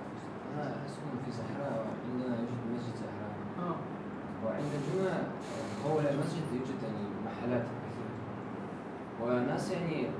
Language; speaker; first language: Arabic; non-native, learner; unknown